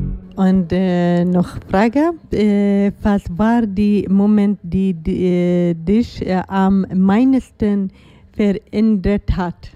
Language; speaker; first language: German; non-native, learner; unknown